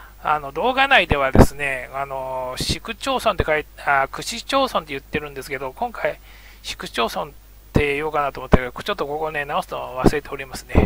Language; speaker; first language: Japanese; native; Japanese